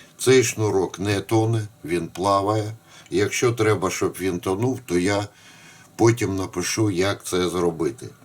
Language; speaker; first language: Ukrainian; non-native, local second language; Russian